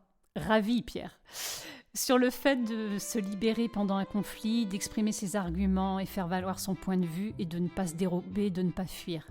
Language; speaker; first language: French; native; French